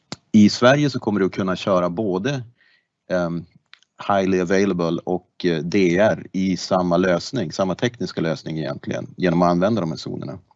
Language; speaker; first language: Swedish; native; Swedish